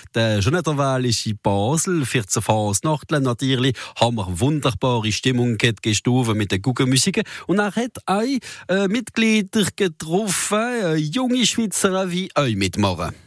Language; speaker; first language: German; non-native, local second language; Swiss German